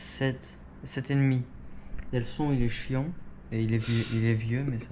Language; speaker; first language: French; native; French